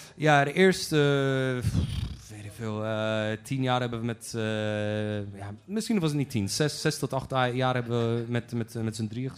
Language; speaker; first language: Dutch; non-native, fluent; Polish